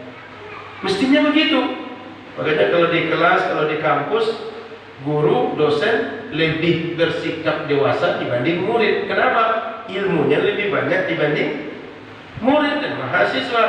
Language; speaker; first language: Indonesian; non-native, local second language; Malay